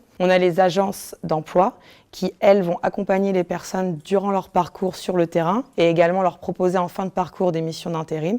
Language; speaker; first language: French; native; French